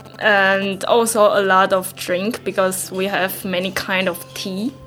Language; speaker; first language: English; non-native, learner; Chinese